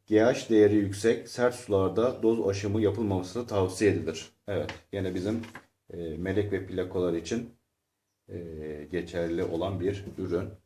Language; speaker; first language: Turkish; native; Turkish